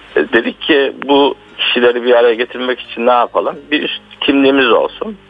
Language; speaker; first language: Turkish; native; Turkish